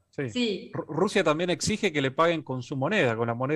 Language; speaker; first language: Spanish; native; Spanish